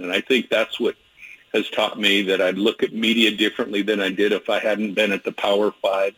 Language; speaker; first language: English; native; English